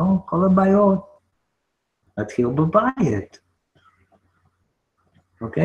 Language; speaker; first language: Hebrew; non-native, fluent; English